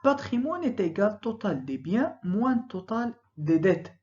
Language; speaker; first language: French; non-native, local second language; Arabic